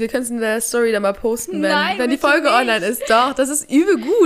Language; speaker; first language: German; native; German